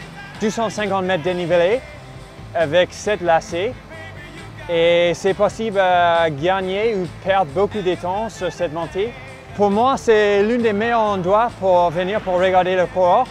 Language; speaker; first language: French; non-native, fluent; English